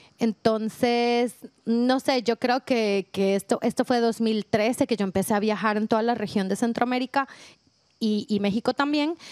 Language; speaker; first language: Spanish; native; Spanish